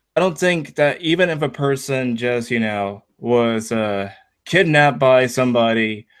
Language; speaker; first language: English; native; English